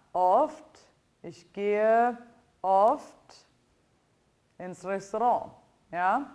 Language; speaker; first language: German; non-native, fluent; Italian